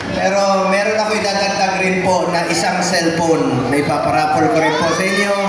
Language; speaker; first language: Filipino; non-native, local second language; Cebuano